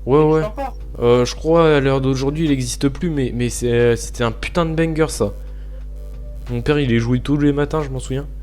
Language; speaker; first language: French; native; French